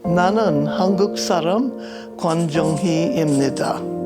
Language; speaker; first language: Korean; early bilingual, heritage; English